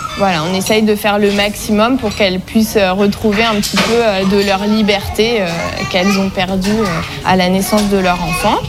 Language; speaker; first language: French; native; French